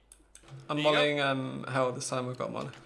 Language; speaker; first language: English; native; English